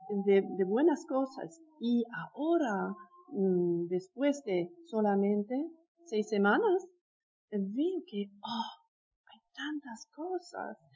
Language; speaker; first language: Spanish; non-native, learner; German